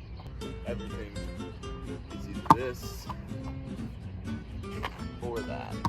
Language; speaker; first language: English; native; English